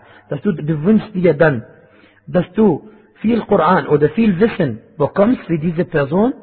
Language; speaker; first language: German; non-native, fluent; Arabic